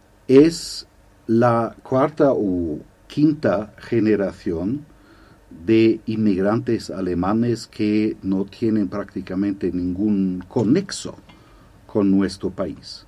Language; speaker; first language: Spanish; non-native, fluent; German